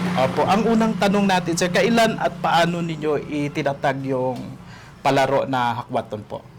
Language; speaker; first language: Filipino; non-native, local second language; Hiligaynon